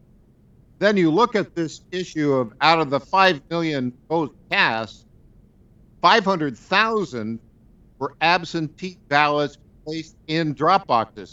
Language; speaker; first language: English; native; English